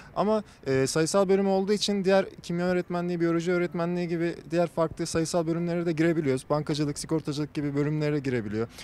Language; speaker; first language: Turkish; native; Turkish